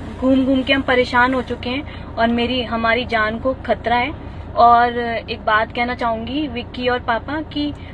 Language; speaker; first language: Hindi; native; Hindi